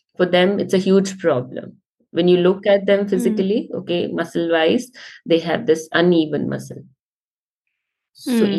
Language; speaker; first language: English; non-native, local second language; Hindi